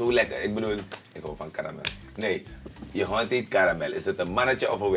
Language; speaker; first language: Dutch; native; Dutch